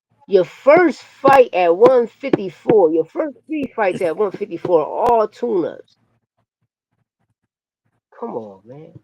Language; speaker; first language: English; native; English